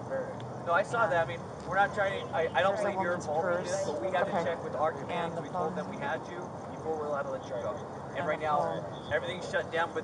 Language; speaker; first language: English; native; English